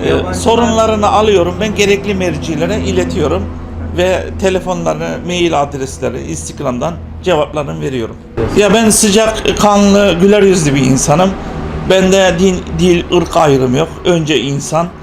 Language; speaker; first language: Turkish; native; Turkish